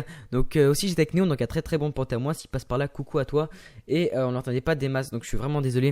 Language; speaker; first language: French; native; French